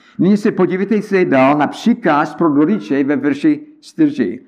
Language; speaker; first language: Czech; non-native, learner; English